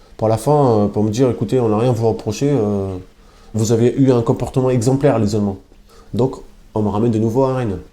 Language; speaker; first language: French; non-native, fluent; Albanian